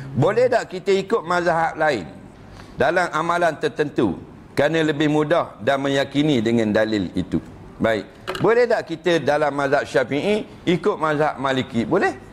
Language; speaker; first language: Malay; native; Malay